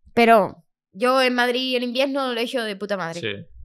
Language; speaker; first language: Spanish; native; Spanish